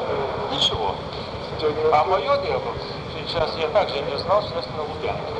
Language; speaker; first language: Russian; non-native, fluent; Lithuanian